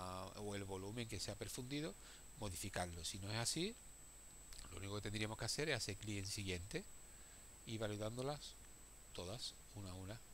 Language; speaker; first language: Spanish; native; Spanish